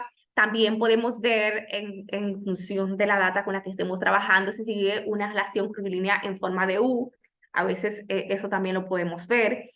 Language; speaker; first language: Spanish; native; Spanish